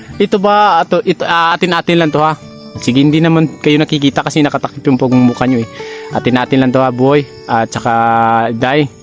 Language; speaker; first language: Filipino; non-native, local second language; Cebuano